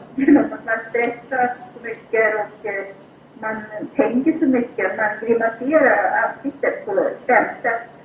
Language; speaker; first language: Swedish; non-native, fluent; Thai